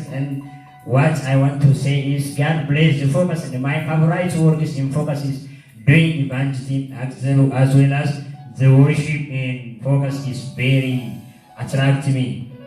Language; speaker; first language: English; non-native, learner; Oromo